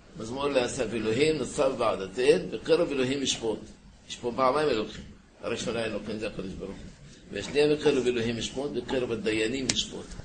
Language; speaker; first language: Hebrew; early bilingual, other home language; Arabic